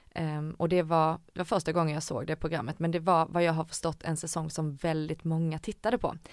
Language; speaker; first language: Swedish; native; Swedish